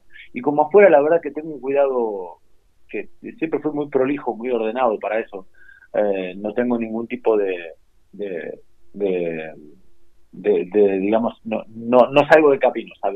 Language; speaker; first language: Spanish; native; Spanish